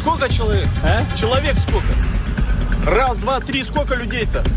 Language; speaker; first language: Russian; non-native, learner; French